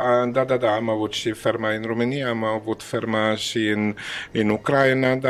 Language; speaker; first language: Romanian; non-native, learner; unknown